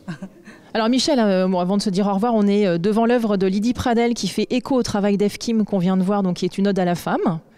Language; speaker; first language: French; native; French